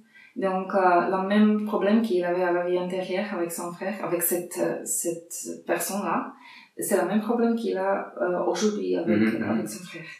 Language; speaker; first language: French; non-native, fluent; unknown